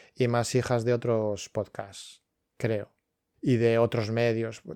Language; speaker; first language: Spanish; non-native, local second language; Galician